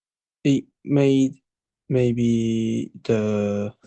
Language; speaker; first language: English; non-native, learner; Chinese